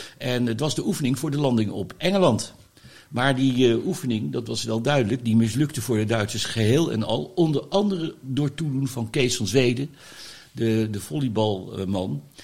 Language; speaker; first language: Dutch; native; Dutch